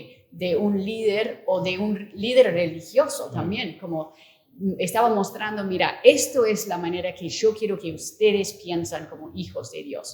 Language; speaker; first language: Spanish; non-native, fluent; English